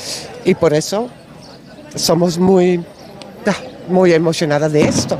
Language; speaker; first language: Spanish; non-native, learner; Dutch